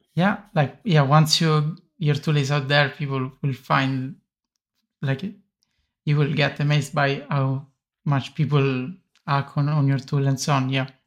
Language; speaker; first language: English; non-native, fluent; Italian